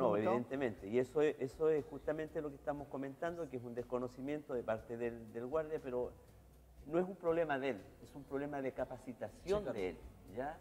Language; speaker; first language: Spanish; native; Spanish